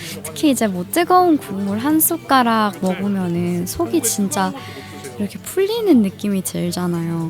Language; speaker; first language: Korean; non-native, fluent; Persian